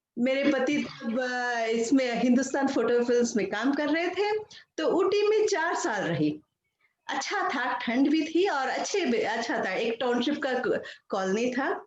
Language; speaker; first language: Hindi; non-native, local second language; Kannada